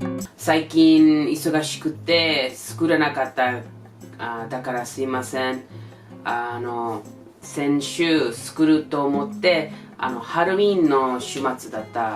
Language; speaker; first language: Japanese; non-native, learner; English